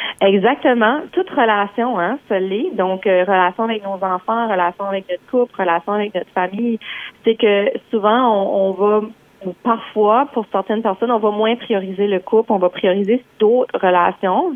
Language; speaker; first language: French; native; French